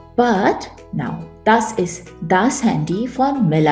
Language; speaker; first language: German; non-native, fluent; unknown